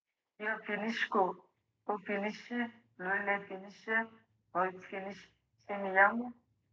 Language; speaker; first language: Italian; non-native, learner; Bangla